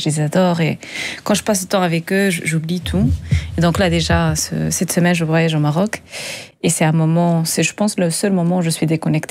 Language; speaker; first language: French; non-native, local second language; Tachelhit